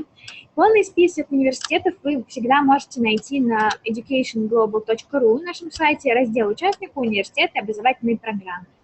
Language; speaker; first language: Russian; native; Russian